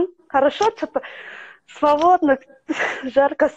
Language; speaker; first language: Russian; non-native, local second language; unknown